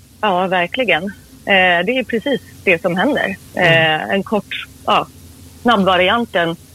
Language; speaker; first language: Swedish; early bilingual, other home language; Persian